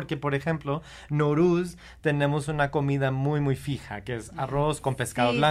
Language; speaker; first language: Spanish; early bilingual, heritage; Spanish